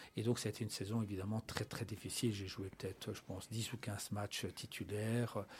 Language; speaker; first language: French; native; French